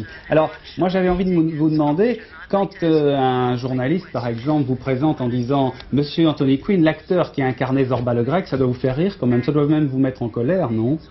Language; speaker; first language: French; native; French